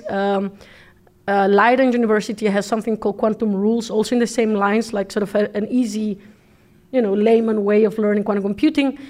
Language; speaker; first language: English; non-native, fluent; Spanish